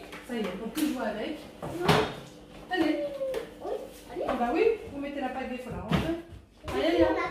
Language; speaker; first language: French; native; French